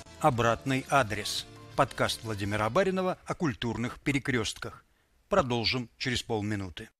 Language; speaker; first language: Russian; native; Russian